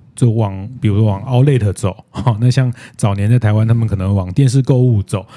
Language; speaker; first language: Chinese; native; Chinese